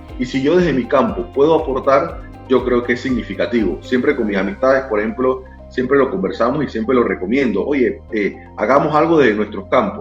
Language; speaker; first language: Spanish; native; Spanish